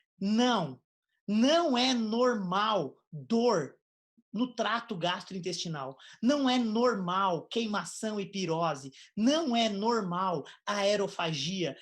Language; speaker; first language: Portuguese; native; Portuguese